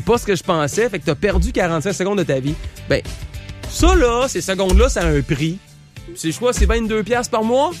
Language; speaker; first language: French; native; French